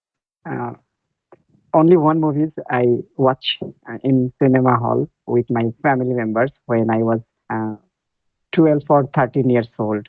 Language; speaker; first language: English; non-native, learner; Bangla